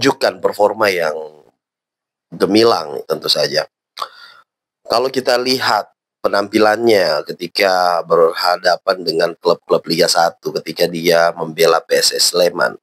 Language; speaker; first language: Indonesian; native; Indonesian